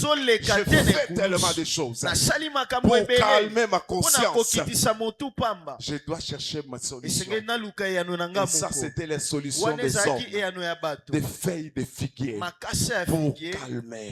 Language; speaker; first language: French; non-native, local second language; Lingala